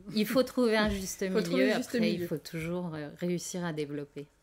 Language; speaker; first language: French; native; French